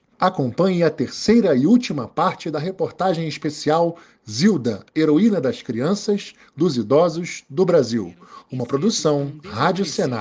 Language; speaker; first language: Portuguese; native; Portuguese